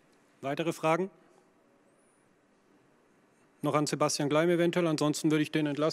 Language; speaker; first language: German; native; German